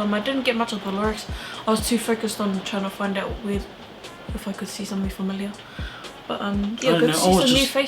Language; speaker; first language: English; native; English